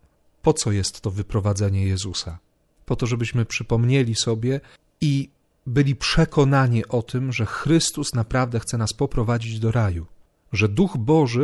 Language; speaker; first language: Polish; native; Polish